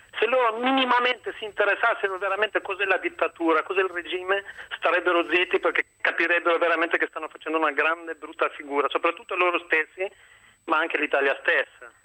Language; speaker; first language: Italian; non-native, fluent; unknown